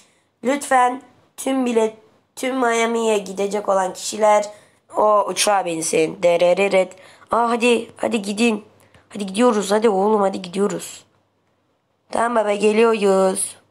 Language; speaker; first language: Turkish; native; Turkish